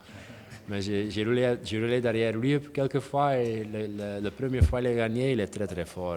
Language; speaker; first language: French; non-native, local second language; Dutch